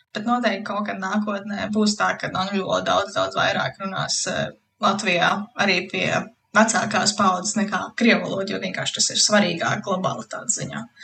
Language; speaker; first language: Latvian; early bilingual, heritage; Latvian